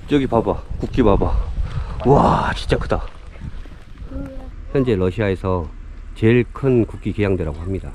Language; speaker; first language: Korean; native; Korean